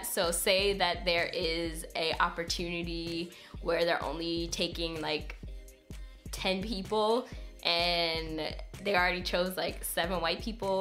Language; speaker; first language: English; native; English